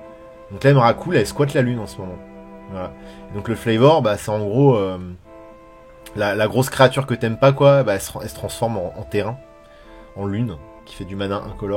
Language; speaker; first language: French; native; French